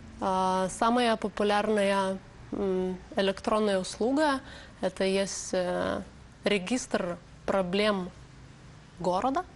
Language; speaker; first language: Russian; non-native, learner; Lithuanian